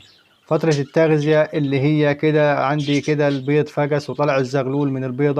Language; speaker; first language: Arabic; native; Arabic